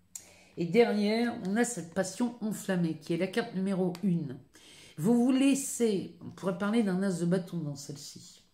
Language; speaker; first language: French; native; French